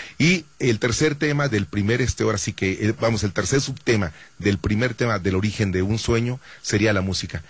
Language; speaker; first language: Spanish; native; Spanish